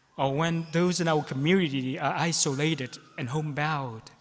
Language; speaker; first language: English; non-native, fluent; Vietnamese